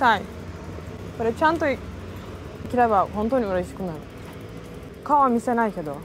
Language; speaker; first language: Japanese; non-native, fluent; Turkish